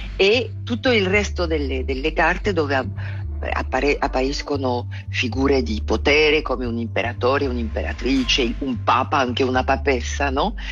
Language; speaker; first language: Italian; non-native, fluent; French